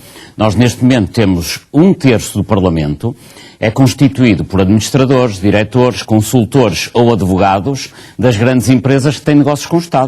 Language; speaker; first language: Portuguese; native; Portuguese